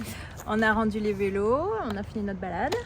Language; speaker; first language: French; native; French